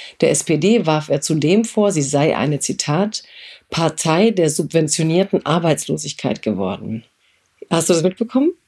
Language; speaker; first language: German; early bilingual, other home language; Croatian